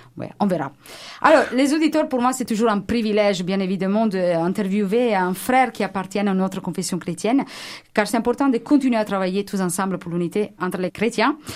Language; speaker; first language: French; non-native, fluent; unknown